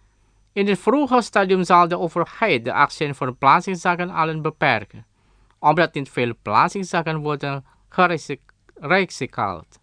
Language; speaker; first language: Dutch; non-native, learner; Indonesian